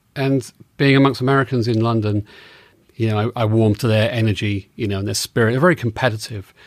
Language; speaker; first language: English; native; English